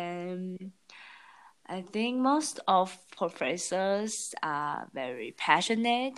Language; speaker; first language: English; non-native, learner; Chinese